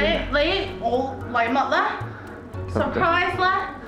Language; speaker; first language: Chinese; native; Chinese